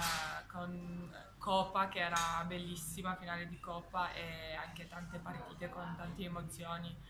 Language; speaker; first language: Italian; non-native, learner; Albanian